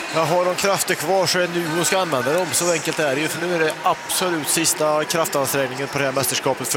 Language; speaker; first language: Swedish; native; Swedish